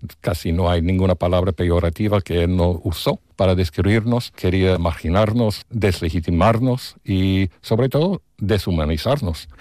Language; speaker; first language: Spanish; non-native, fluent; English